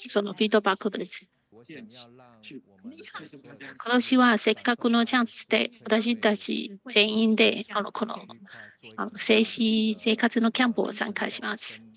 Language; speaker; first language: Japanese; non-native, learner; Chinese